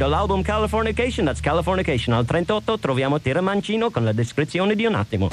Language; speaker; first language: Italian; non-native, fluent; English